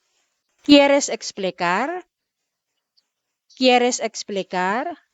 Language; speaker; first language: Spanish; non-native, fluent; Filipino